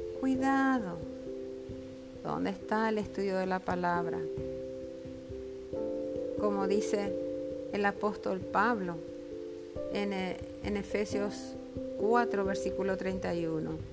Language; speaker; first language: Spanish; native; Spanish